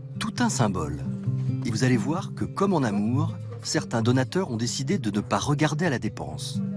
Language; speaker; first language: French; native; French